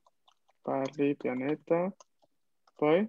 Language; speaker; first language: Italian; non-native, fluent; Spanish